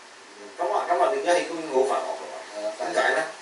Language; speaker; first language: Cantonese; early bilingual, heritage; Cantonese